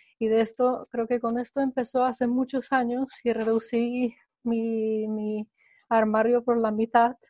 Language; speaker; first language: Spanish; non-native, fluent; Polish